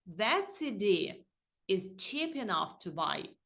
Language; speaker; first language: English; non-native, fluent; Ukrainian